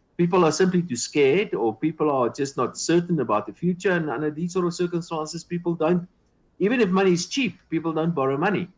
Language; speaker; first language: English; non-native, local second language; Afrikaans